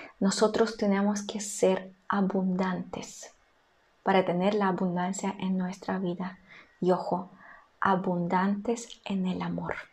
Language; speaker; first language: Spanish; non-native, fluent; Russian